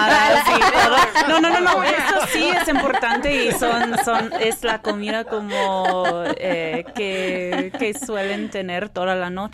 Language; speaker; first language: Spanish; non-native, learner; Persian